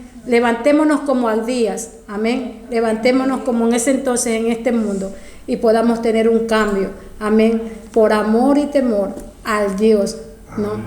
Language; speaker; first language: Spanish; native; Spanish